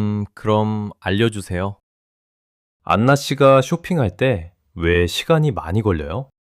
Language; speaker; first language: Korean; early bilingual, heritage; English